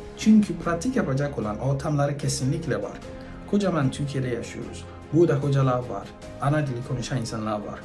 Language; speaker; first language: Turkish; non-native, fluent; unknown